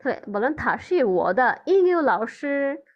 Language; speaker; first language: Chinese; non-native, fluent; Bangla